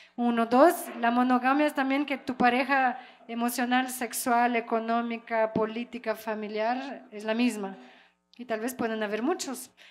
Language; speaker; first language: Spanish; non-native, fluent; French